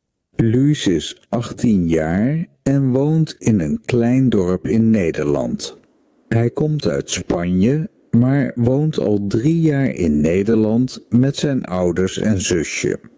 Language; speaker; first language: Dutch; non-native, learner; Indonesian